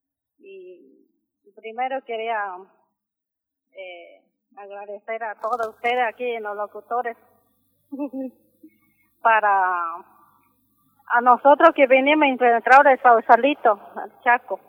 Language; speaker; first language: Spanish; non-native, local second language; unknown